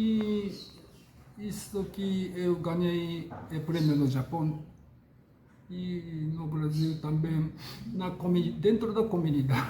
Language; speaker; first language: Portuguese; non-native, learner; Japanese